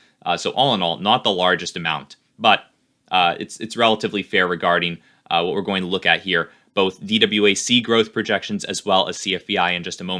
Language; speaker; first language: English; native; English